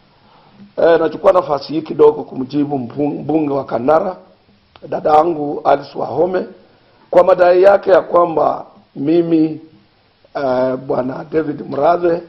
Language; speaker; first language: Swahili; non-native, local second language; Luyia